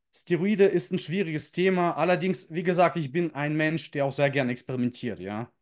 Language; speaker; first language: German; early bilingual, other home language; Russian